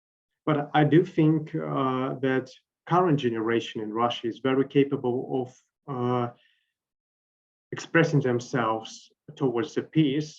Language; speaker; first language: English; non-native, fluent; Russian